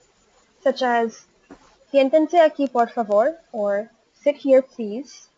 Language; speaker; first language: Spanish; non-native, learner; English